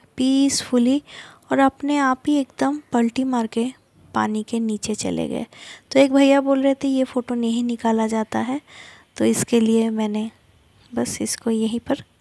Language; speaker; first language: Hindi; non-native, local second language; Bangla